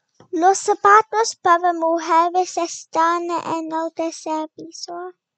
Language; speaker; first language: Spanish; non-native, learner; English